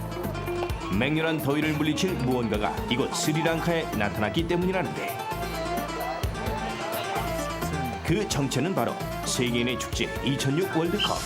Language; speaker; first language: Korean; native; Korean